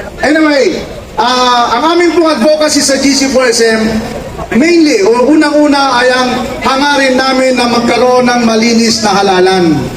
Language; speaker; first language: Filipino; non-native, local second language; Iloko